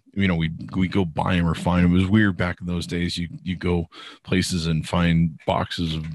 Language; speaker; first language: English; native; English